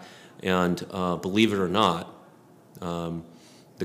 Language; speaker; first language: English; native; English